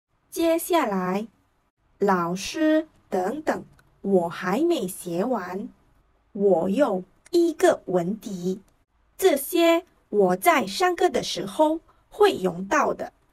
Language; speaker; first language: Chinese; non-native, learner; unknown